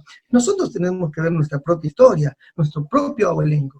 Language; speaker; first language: Spanish; native; Spanish